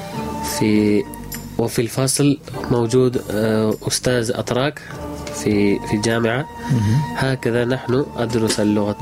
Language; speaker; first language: Arabic; non-native, learner; Urdu